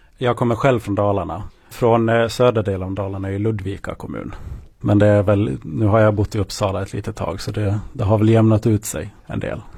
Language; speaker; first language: Swedish; native; Swedish